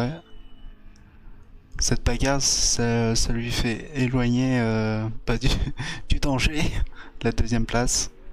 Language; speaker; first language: French; native; French